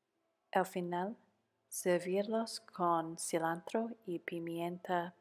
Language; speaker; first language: Spanish; non-native, fluent; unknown